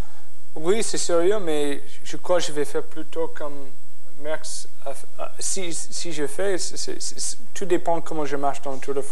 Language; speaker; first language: French; non-native, fluent; English